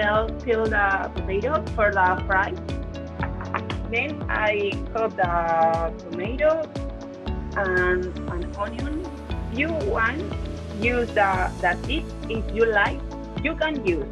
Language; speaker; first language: English; non-native, learner; Spanish